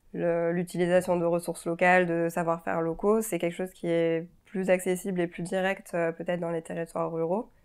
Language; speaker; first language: French; native; French